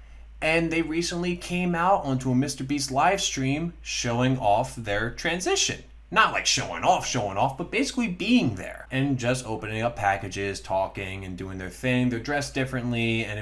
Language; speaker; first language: English; native; English